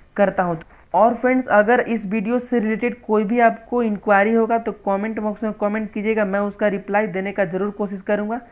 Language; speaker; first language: Hindi; native; Hindi